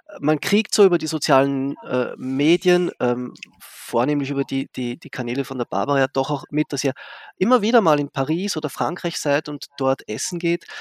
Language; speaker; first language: German; native; German